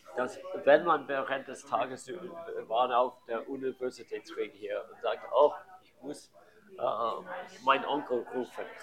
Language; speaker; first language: German; non-native, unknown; English